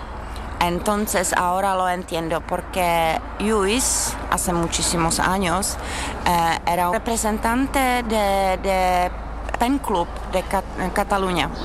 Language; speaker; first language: Spanish; non-native, learner; Czech